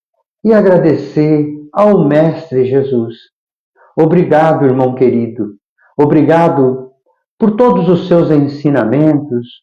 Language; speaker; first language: Portuguese; native; Portuguese